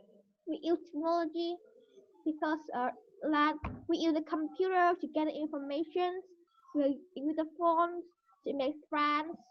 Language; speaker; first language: English; non-native, learner; Vietnamese